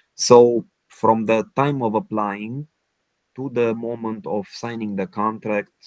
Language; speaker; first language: English; non-native, fluent; Romanian